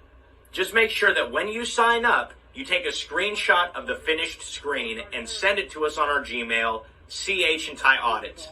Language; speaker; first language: English; native; English